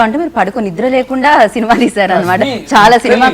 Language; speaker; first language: Telugu; native; Telugu